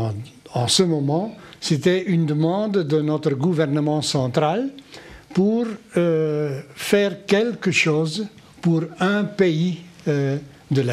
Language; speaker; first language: French; non-native, local second language; Dutch